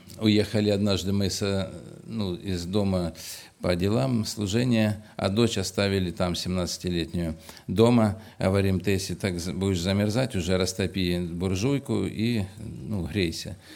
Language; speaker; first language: Russian; native; Russian